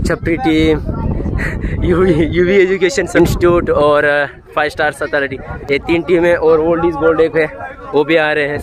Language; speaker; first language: Hindi; native; Hindi